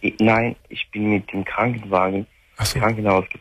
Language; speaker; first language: German; non-native, fluent; Arabic